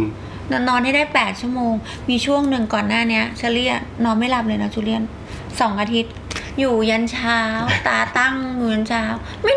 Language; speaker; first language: Thai; native; Thai